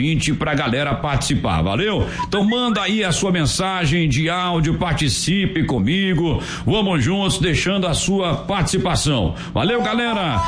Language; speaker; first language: Portuguese; native; Portuguese